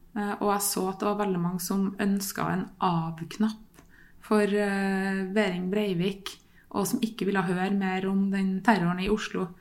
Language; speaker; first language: Norwegian; native; Norwegian